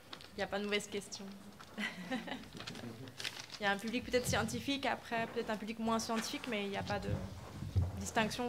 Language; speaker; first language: French; non-native, fluent; Spanish